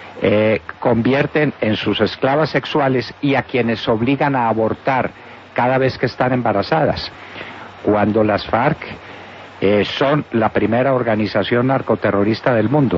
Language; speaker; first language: Spanish; native; Spanish